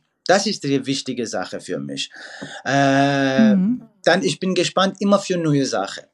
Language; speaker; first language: German; non-native, fluent; Persian